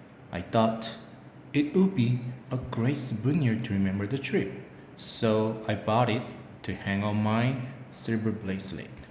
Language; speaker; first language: English; non-native, fluent; Korean